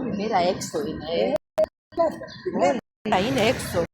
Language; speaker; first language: Greek; non-native, learner; Armenian